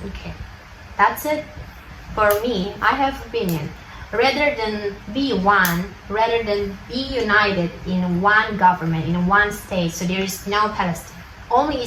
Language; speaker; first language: English; non-native, learner; Indonesian